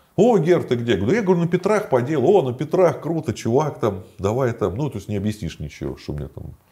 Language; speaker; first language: Russian; native; Russian